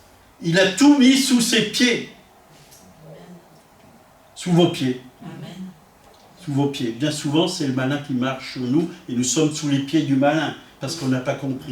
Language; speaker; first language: French; native; French